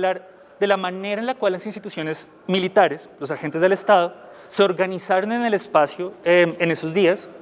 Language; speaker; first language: Spanish; native; Spanish